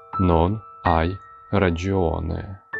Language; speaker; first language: Italian; non-native, fluent; Ukrainian